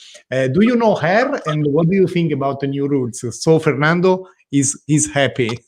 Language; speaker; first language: English; non-native, learner; Italian